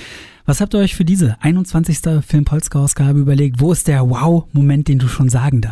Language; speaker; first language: German; native; German